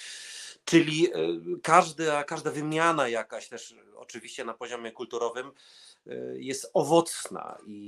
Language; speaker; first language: Polish; early bilingual, heritage; Polish